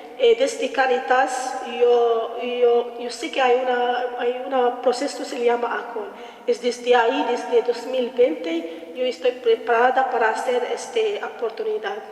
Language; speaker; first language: Spanish; non-native, learner; Arabic